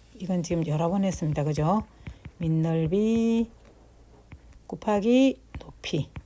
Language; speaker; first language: Korean; native; Korean